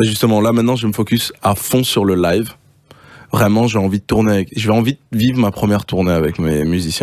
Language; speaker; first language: French; native; French